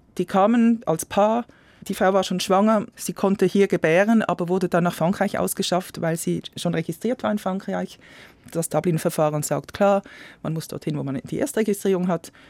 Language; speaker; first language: German; native; German